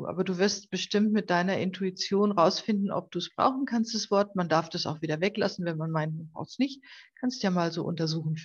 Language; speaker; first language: German; native; German